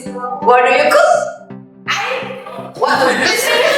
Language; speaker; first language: English; non-native, learner; Indonesian